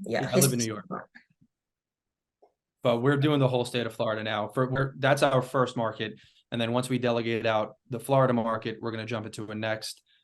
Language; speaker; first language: English; native; English